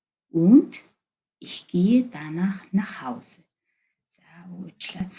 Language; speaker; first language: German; non-native, fluent; Mongolian